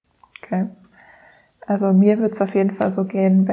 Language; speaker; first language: German; native; German